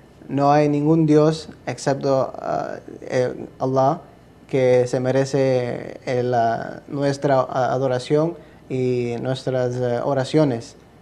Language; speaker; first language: Spanish; early bilingual, heritage; Spanish